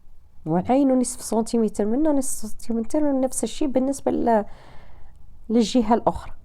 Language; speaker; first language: Arabic; native; Arabic